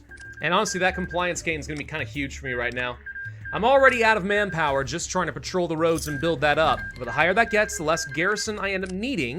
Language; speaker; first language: English; native; English